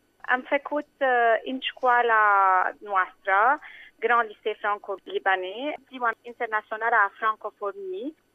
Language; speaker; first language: Romanian; non-native, learner; Arabic